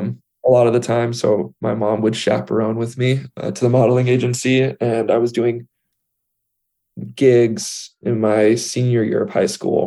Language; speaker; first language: English; native; English